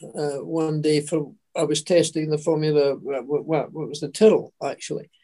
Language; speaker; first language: English; native; English